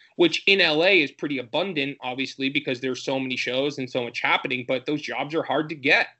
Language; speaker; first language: English; native; English